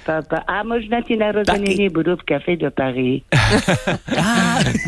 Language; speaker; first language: Czech; non-native, fluent; French